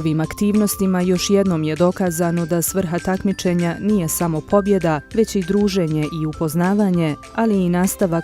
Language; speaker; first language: Bosnian; native; Bosnian